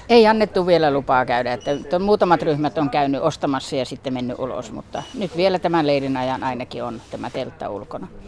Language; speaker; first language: Finnish; native; Finnish